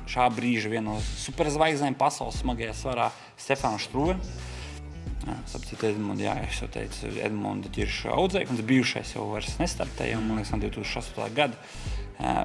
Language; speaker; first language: Latvian; native; Latvian